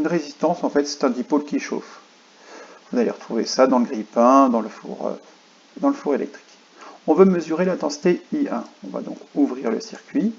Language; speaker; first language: French; native; French